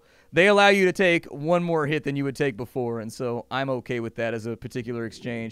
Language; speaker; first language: English; native; English